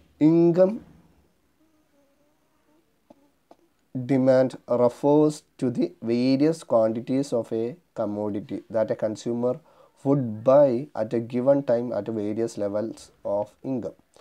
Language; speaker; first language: English; non-native, local second language; Malayalam